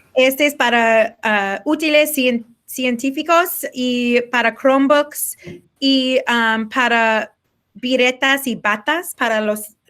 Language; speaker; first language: Spanish; non-native, learner; English